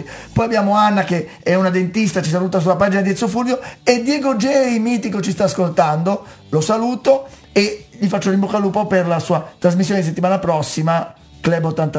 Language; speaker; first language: Italian; native; Italian